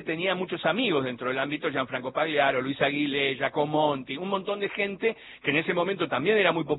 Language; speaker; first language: Spanish; native; Spanish